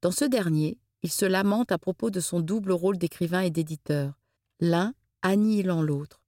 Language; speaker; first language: French; native; French